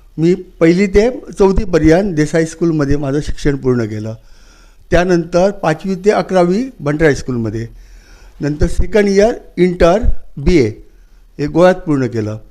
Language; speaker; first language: Marathi; native; Marathi